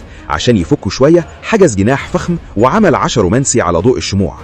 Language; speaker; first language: Arabic; native; Arabic